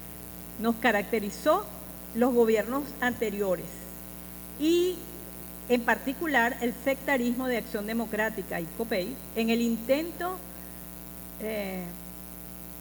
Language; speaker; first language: Spanish; native; Spanish